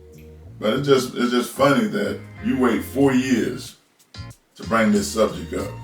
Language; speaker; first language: English; native; English